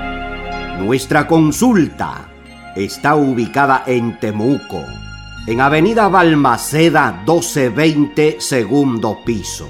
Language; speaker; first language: Spanish; native; Spanish